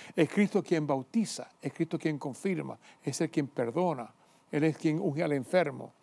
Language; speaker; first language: Spanish; native; Spanish